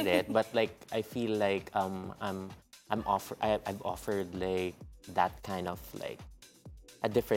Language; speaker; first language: English; non-native, local second language; Cebuano